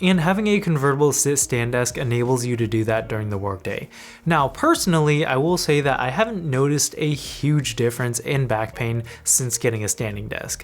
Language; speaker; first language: English; native; English